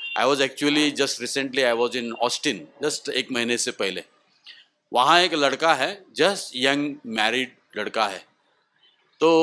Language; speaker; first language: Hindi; non-native, local second language; Marathi